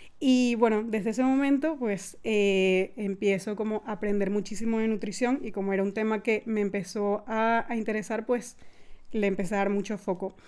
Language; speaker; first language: Spanish; native; Spanish